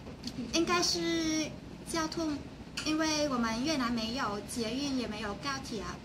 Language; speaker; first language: Chinese; non-native, learner; Vietnamese